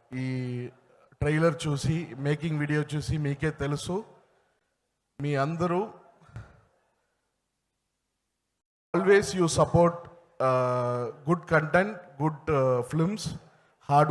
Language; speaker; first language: Telugu; non-native, learner; Tamil